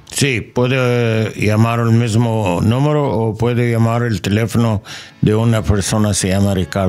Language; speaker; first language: Spanish; non-native, learner; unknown